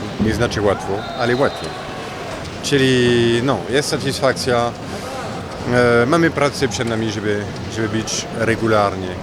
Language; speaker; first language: Polish; non-native, fluent; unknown